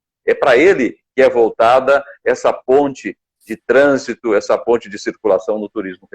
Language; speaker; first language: Portuguese; native; Portuguese